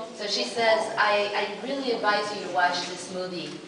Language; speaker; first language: English; native; English